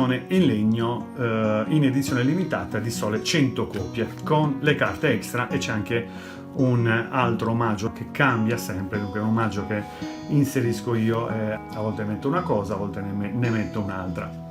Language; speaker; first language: Italian; native; Italian